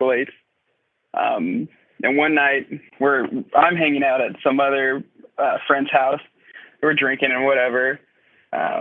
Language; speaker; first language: English; native; English